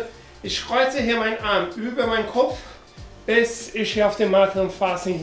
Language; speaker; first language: German; non-native, learner; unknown